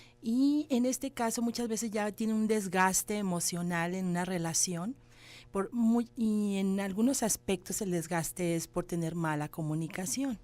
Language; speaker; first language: Spanish; native; Spanish